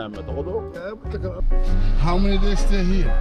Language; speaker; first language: English; non-native, learner; Arabic